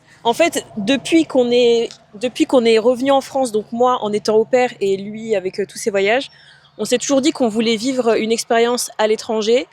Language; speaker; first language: French; native; French